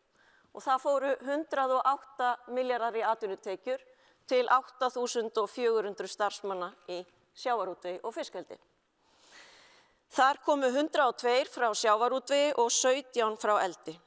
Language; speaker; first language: Icelandic; native; Icelandic